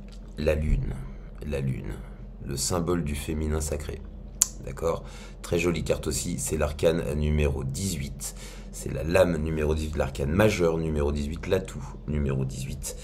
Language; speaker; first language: French; native; French